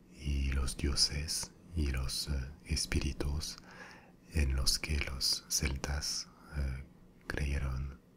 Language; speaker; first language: Spanish; non-native, fluent; French